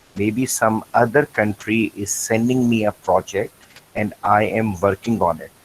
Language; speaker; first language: English; non-native, local second language; Urdu